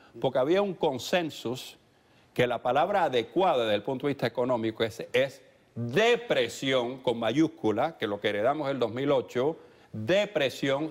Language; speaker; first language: Spanish; early bilingual, heritage; Spanish